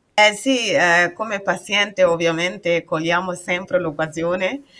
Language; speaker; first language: Italian; non-native, fluent; Mossi